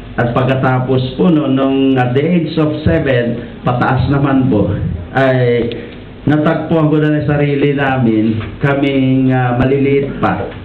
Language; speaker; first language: Filipino; non-native, local second language; Iloko